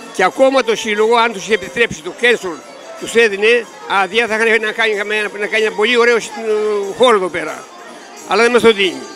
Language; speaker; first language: Greek; native; Greek